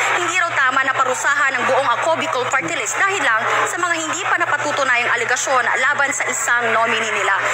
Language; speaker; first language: Filipino; native; Filipino